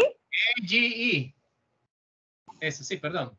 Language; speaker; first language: Spanish; native; Spanish